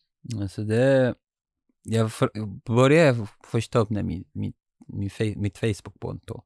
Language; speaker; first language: Swedish; non-native, learner; Arabic